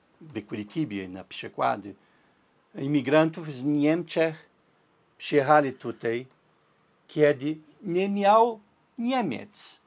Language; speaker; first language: Polish; early bilingual, heritage; Portuguese